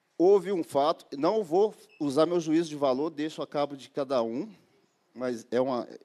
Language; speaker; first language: Portuguese; native; Portuguese